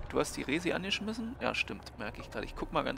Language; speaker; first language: German; native; German